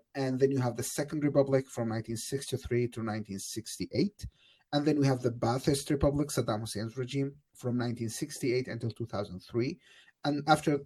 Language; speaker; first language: English; non-native, fluent; Arabic